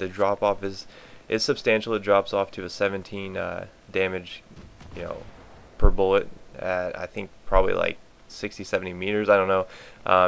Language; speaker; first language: English; native; English